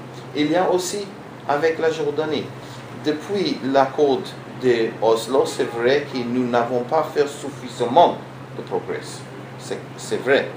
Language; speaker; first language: French; non-native, learner; Hebrew